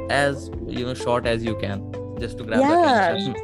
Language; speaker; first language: English; non-native, local second language; Hindi